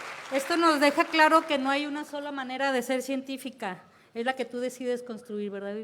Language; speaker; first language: Spanish; native; Spanish